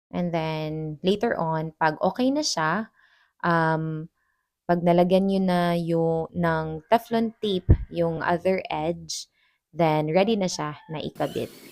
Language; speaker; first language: Filipino; non-native, local second language; Cebuano